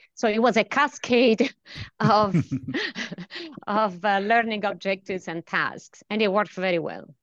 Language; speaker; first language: English; non-native, fluent; Italian